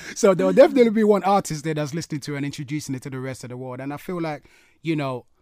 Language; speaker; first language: English; native; English